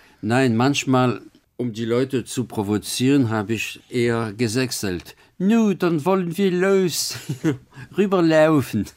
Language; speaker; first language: German; non-native, fluent; French